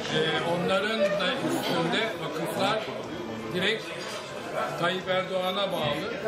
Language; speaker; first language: Turkish; native; Turkish